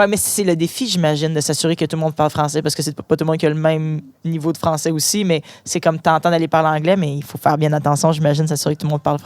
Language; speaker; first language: French; native; French